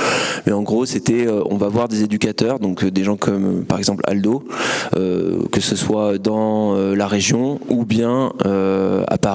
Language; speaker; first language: French; native; French